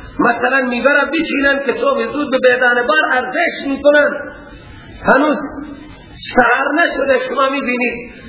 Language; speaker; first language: Persian; non-native, local second language; Baluchi